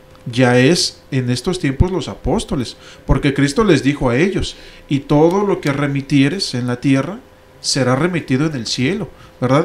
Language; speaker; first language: Spanish; native; Spanish